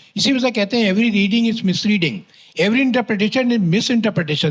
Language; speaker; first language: Urdu; native; Urdu